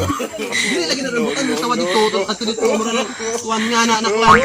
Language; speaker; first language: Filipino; non-native, local second language; Cebuano